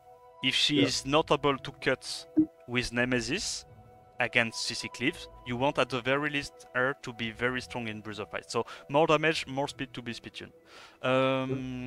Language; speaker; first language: English; non-native, fluent; French